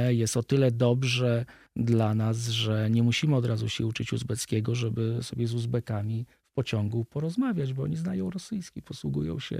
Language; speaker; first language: Polish; native; Polish